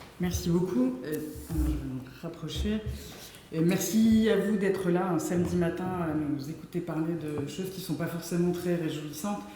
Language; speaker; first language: French; native; French